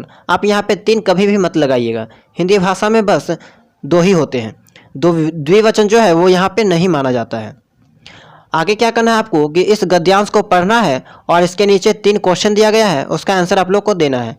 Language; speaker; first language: Hindi; native; Hindi